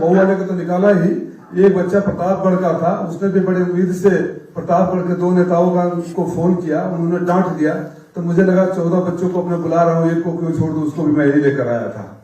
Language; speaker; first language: Hindi; native; Hindi